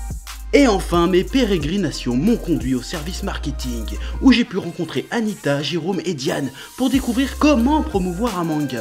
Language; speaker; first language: French; native; French